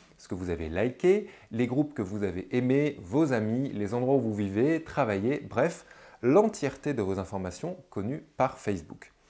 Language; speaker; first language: French; native; French